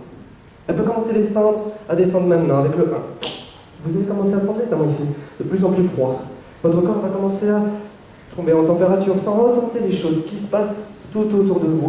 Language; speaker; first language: French; native; French